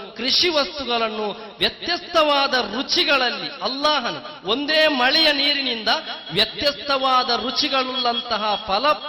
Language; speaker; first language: Kannada; non-native, local second language; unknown